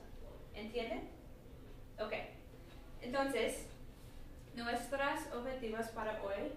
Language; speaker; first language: Spanish; non-native, learner; English